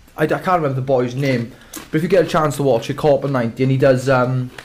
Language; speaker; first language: English; native; English